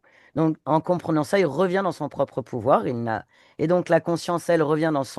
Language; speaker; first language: French; native; French